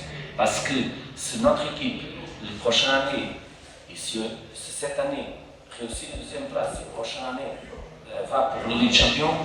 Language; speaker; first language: French; non-native, fluent; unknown